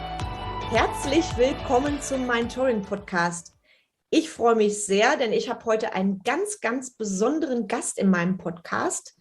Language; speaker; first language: German; native; German